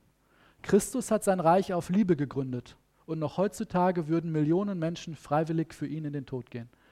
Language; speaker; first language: German; native; German